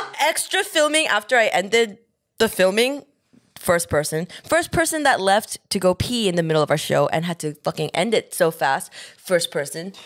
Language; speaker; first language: English; early bilingual, other home language; Korean